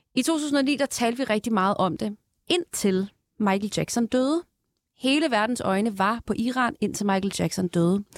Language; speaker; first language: Danish; early bilingual, other home language; Persian